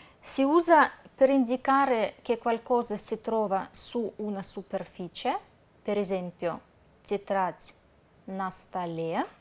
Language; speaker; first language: Italian; non-native, fluent; Russian